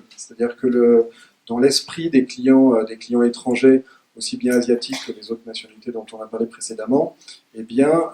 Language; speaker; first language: French; native; French